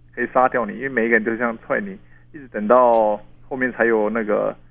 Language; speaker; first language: Chinese; native; Chinese